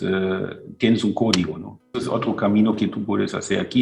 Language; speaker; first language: Spanish; non-native, fluent; German